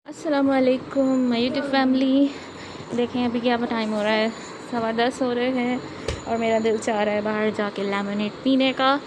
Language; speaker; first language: Urdu; native; Urdu